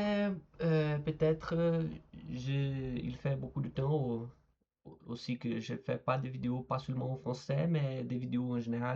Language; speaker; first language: French; non-native, learner; Portuguese